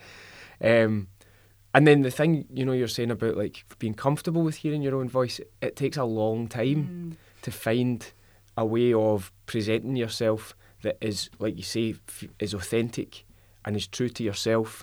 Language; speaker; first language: English; native; English